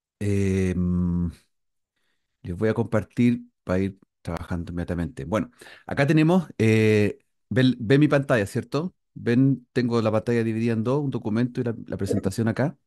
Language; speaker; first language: Spanish; native; Spanish